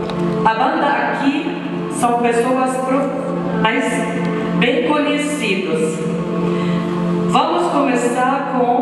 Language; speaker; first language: Portuguese; non-native, fluent; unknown